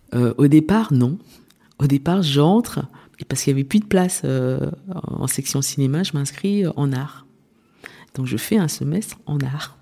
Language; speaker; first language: French; early bilingual, other home language; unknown